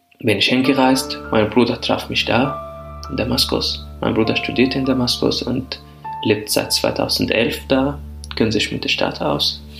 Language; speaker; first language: German; non-native, fluent; Arabic